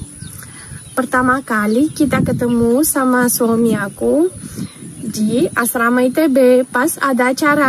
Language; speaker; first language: Indonesian; non-native, fluent; Russian